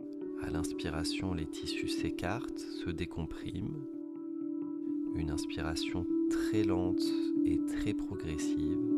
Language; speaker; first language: French; native; French